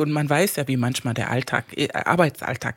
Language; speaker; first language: German; non-native, fluent; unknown